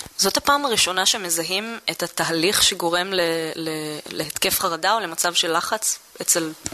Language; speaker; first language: Hebrew; native; Hebrew